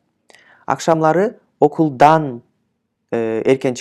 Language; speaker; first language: Turkish; non-native, fluent; Kyrgyz